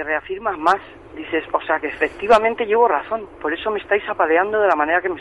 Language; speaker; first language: Spanish; native; Spanish